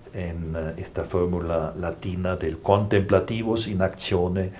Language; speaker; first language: Spanish; non-native, fluent; German